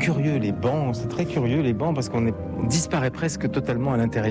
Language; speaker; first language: French; native; French